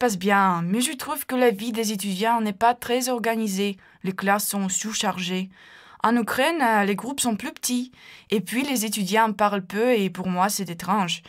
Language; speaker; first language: French; non-native, fluent; Ukrainian